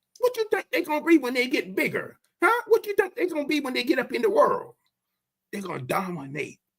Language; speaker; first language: English; native; English